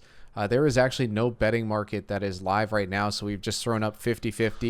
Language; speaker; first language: English; native; English